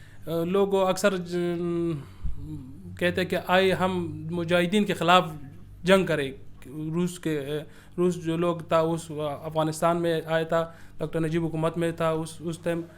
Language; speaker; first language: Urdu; early bilingual, other home language; Persian